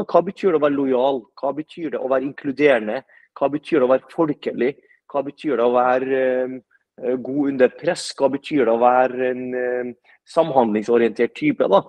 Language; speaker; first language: Norwegian; early bilingual, other home language; Arabic